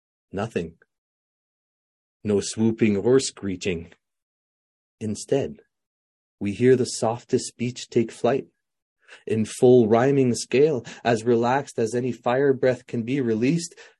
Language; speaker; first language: English; non-native, local second language; French